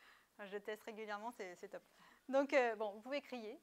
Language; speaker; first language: French; native; French